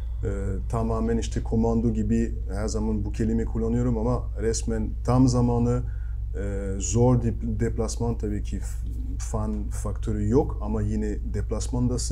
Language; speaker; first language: Turkish; non-native, fluent; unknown